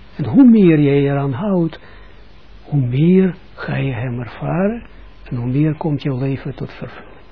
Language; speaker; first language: Dutch; non-native, fluent; Russian